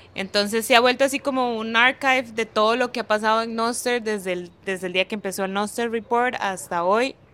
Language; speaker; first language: Spanish; native; Spanish